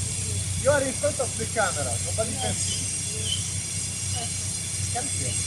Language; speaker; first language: English; non-native, learner; Italian